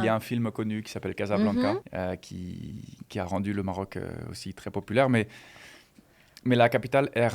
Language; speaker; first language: French; non-native, fluent; Portuguese